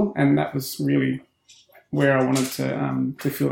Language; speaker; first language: English; native; English